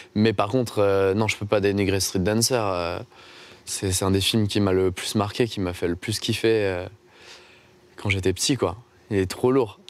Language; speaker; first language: French; native; French